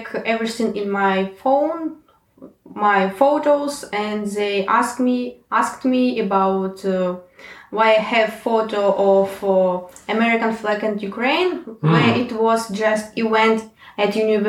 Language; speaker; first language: English; non-native, learner; Ukrainian